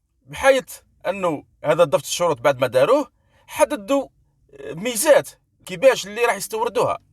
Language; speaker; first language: Arabic; native; Arabic